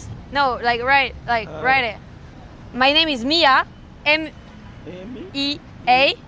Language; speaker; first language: English; non-native, learner; French